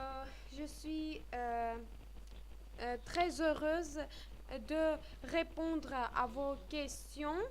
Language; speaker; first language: French; non-native, fluent; Armenian